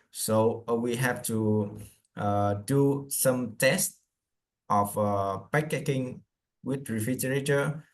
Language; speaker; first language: English; non-native, learner; Vietnamese